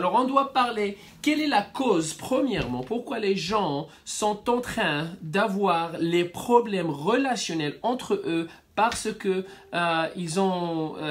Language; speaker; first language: French; non-native, fluent; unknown